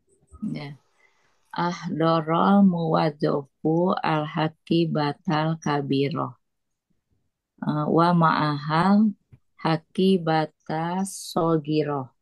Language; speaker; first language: Arabic; non-native, learner; Indonesian